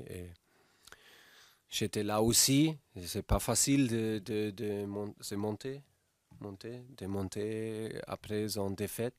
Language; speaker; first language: French; non-native, fluent; German